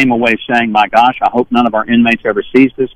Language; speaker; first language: English; native; English